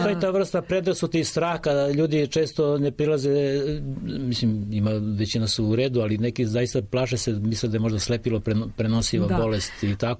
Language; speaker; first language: Serbian; native; Serbian